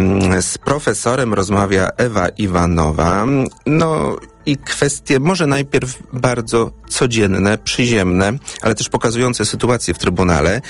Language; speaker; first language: Polish; native; Polish